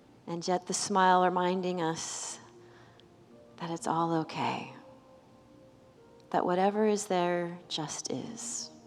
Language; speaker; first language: English; native; English